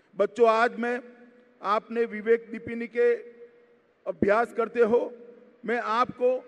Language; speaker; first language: Hindi; non-native, local second language; Gujarati